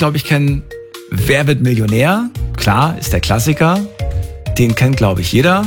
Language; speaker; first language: German; native; German